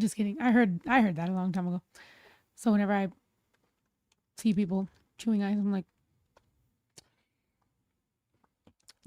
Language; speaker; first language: English; early bilingual, other home language; Spanish